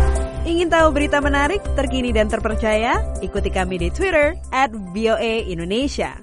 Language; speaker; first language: Indonesian; native; Indonesian